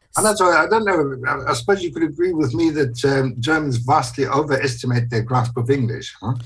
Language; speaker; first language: English; non-native, fluent; German